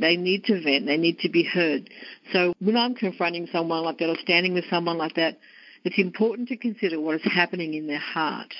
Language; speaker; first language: English; native; English